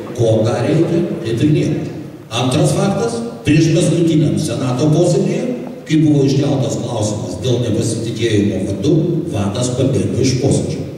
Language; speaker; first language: Lithuanian; native; Lithuanian